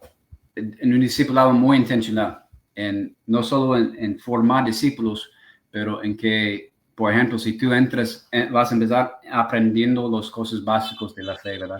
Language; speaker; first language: Spanish; non-native, fluent; English